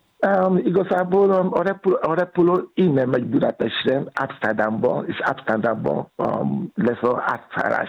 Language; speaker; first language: Hungarian; non-native, fluent; Yoruba